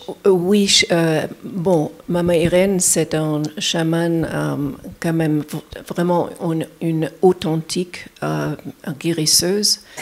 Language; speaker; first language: French; non-native, fluent; German